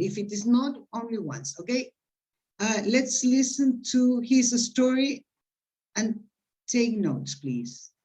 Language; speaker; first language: English; non-native, fluent; Spanish